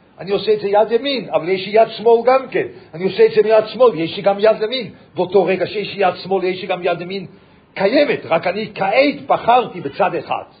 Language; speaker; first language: Hebrew; non-native, fluent; English